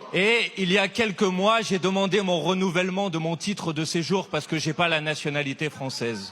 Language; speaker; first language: French; native; French